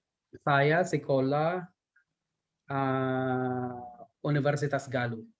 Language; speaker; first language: Indonesian; non-native, learner; Thai